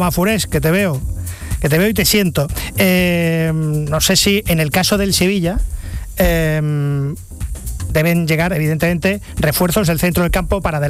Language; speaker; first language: Spanish; native; Spanish